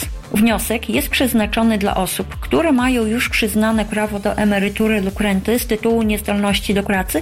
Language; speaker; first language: Polish; native; Polish